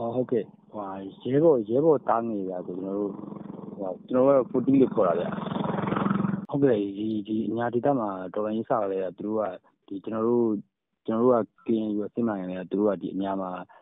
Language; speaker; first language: Burmese; native; Burmese